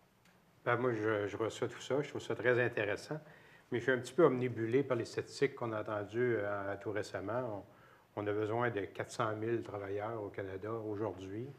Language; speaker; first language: French; native; French